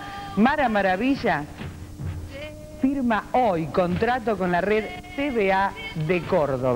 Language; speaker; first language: Spanish; native; Spanish